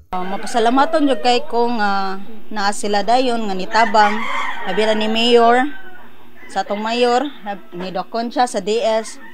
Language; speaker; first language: Cebuano; native; Cebuano